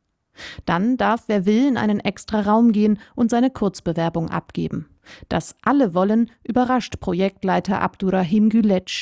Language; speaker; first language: German; native; German